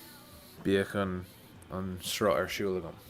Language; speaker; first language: Irish; non-native, local second language; English